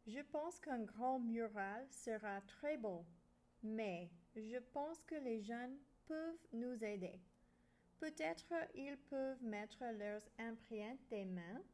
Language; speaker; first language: French; non-native, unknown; English